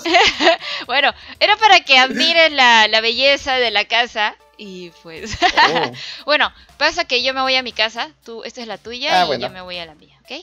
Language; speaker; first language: Spanish; native; Spanish